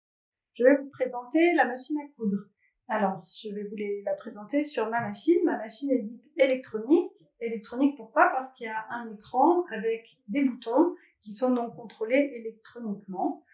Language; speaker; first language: French; native; French